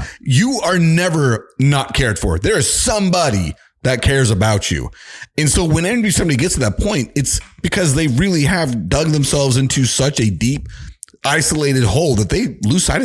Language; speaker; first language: English; native; English